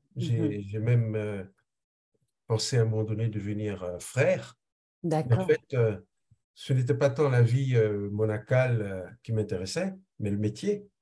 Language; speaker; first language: French; non-native, local second language; Haitian Creole